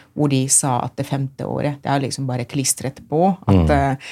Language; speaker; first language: Norwegian; non-native, fluent; Finnish